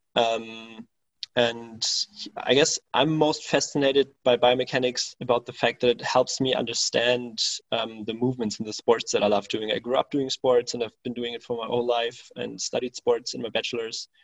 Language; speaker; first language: English; non-native, fluent; German